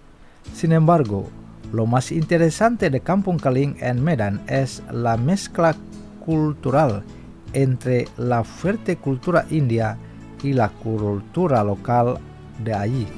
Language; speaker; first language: Spanish; non-native, fluent; Indonesian